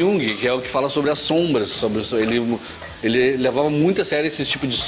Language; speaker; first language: Portuguese; native; Portuguese